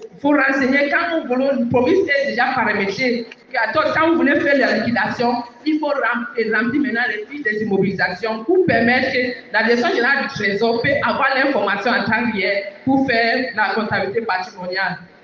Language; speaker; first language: French; non-native, local second language; English